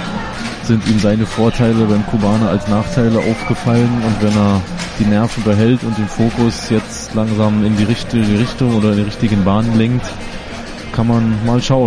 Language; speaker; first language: German; native; German